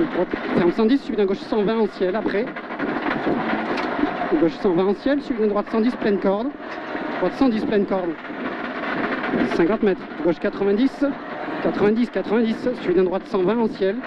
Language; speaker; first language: French; native; French